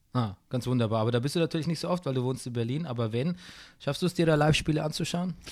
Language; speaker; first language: German; native; German